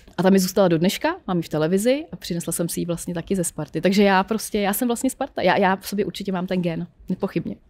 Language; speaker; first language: Czech; native; Czech